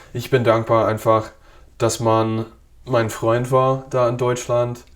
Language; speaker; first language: German; non-native, fluent; English